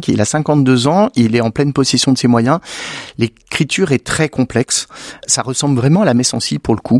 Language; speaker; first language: French; native; French